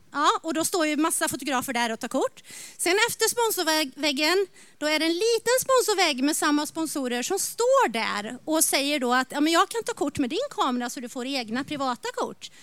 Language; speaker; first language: Swedish; native; Swedish